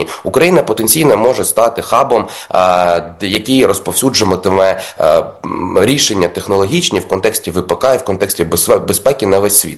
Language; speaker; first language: Ukrainian; native; Ukrainian